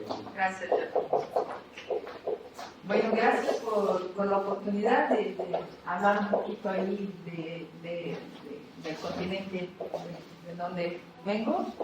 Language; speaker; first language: Spanish; non-native, fluent; Portuguese